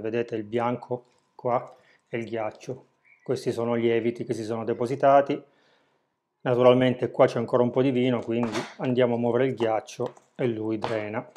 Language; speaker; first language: Italian; native; Italian